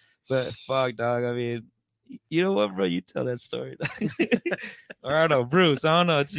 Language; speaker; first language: English; early bilingual, other home language; Spanish